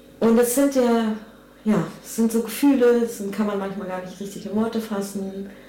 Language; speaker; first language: German; native; German